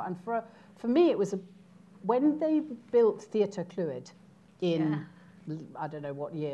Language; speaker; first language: English; native; English